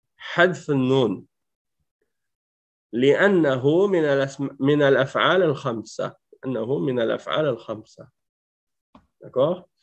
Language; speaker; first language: Arabic; non-native, fluent; French